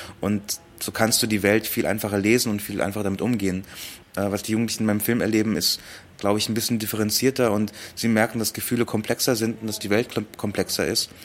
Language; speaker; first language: German; early bilingual, other home language; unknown